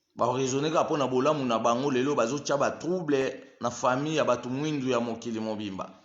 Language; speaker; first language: Lingala; non-native, local second language; Kongo